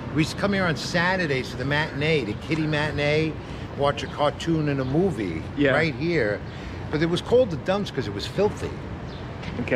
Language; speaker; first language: English; native; English